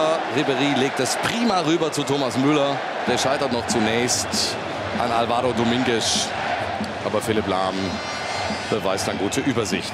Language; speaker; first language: German; native; German